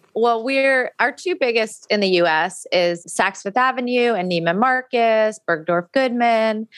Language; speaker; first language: English; native; English